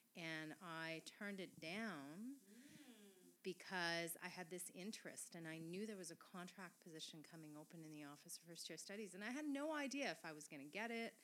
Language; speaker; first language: English; non-native, fluent; French